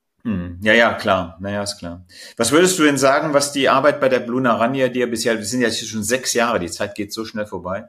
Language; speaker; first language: German; native; German